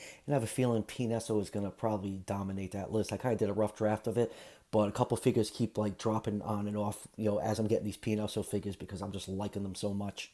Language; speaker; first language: English; native; English